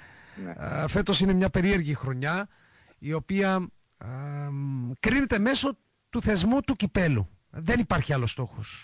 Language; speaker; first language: Greek; native; Greek